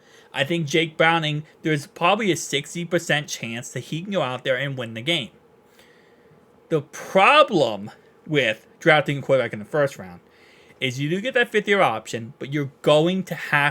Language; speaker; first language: English; native; English